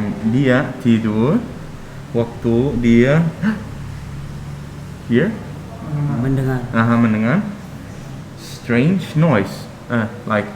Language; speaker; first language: Indonesian; non-native, learner; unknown